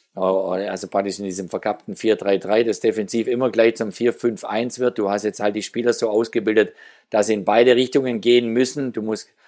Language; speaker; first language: German; native; German